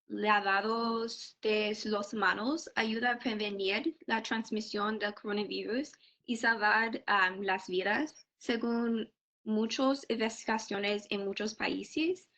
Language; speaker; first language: Spanish; non-native, learner; English